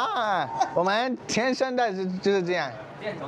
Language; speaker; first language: Chinese; non-native, learner; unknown